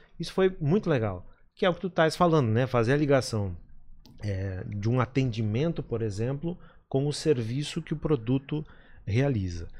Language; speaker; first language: Portuguese; native; Portuguese